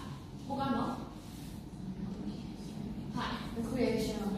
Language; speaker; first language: Japanese; non-native, learner; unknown